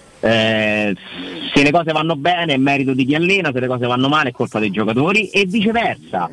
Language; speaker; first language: Italian; native; Italian